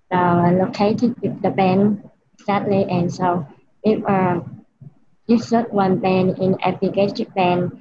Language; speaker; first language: English; non-native, learner; Vietnamese